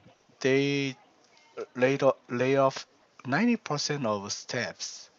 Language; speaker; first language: English; non-native, learner; Korean